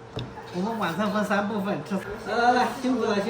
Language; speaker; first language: Chinese; native; Chinese